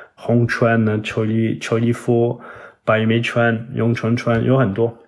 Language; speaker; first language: Chinese; non-native, learner; French